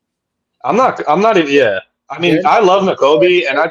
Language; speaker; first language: English; native; English